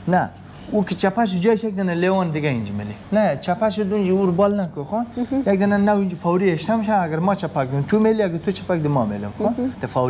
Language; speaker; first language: Persian; native; Persian